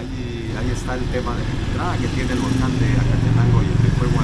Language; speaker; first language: Spanish; native; Spanish